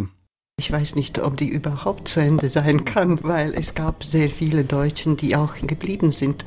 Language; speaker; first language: German; non-native, fluent; Latvian